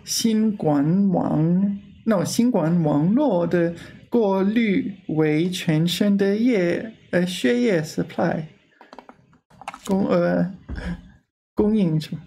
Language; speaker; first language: Chinese; non-native, learner; English